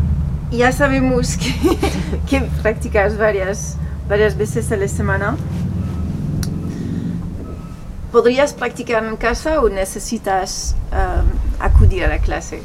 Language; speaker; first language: Spanish; non-native, fluent; French